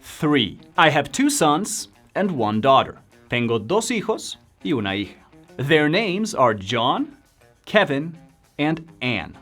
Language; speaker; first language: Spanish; non-native, fluent; English